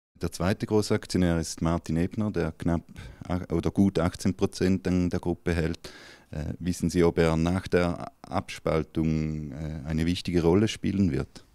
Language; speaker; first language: German; native; German